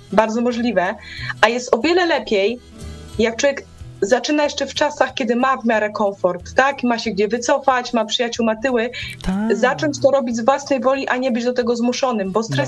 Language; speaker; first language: Polish; native; Polish